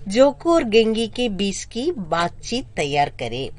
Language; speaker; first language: Hindi; non-native, local second language; Malayalam